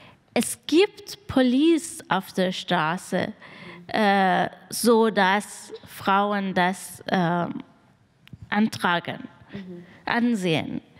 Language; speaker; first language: German; non-native, learner; Persian